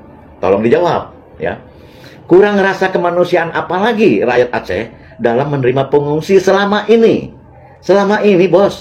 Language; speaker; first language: Indonesian; native; Indonesian